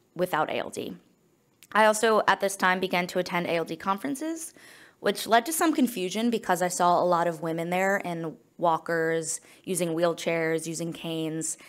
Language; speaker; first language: English; native; English